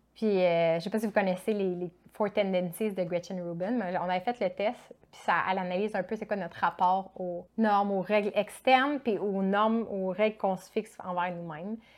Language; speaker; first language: French; native; French